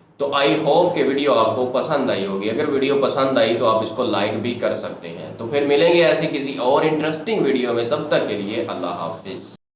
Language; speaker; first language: Urdu; native; Urdu